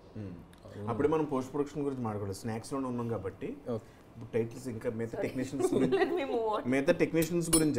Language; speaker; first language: Telugu; native; Telugu